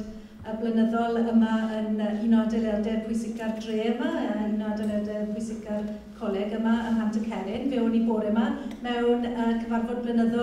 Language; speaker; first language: Welsh; native; Welsh